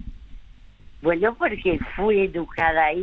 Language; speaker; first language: Spanish; early bilingual, other home language; French